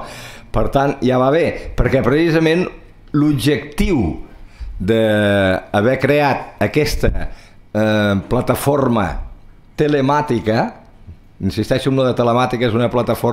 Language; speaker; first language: Catalan; native; Catalan